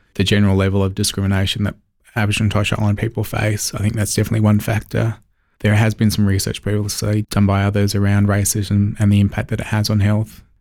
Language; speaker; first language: English; native; English